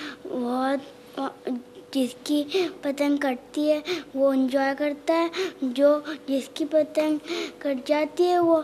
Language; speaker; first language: Hindi; early bilingual, heritage; Urdu